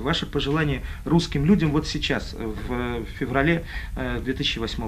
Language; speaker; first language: Russian; native; Russian